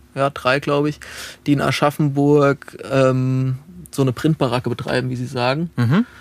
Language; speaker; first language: German; native; German